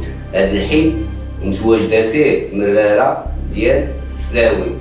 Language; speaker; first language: Arabic; native; Arabic